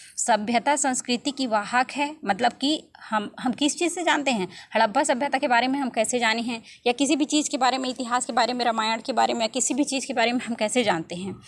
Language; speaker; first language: Hindi; non-native, local second language; Chhattisgarhi